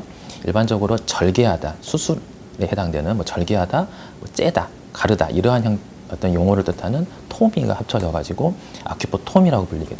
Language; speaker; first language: Korean; native; Korean